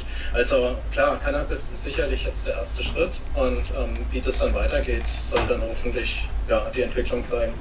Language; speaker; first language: German; native; German